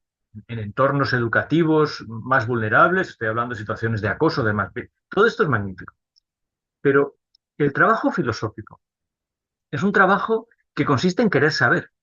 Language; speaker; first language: Spanish; native; Spanish